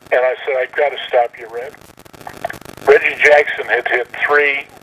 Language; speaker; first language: English; native; English